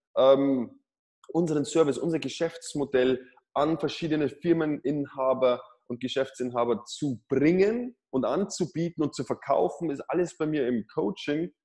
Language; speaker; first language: German; native; German